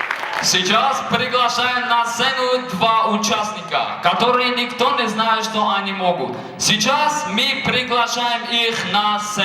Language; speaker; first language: Russian; non-native, learner; Tajik